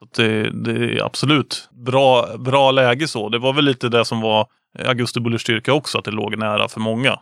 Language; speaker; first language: Swedish; native; Swedish